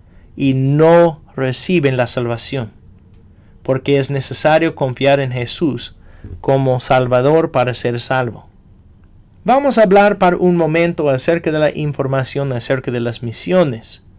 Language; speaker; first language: Spanish; non-native, fluent; English